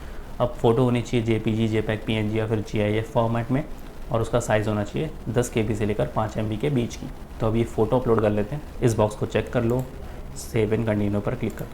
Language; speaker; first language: Hindi; native; Hindi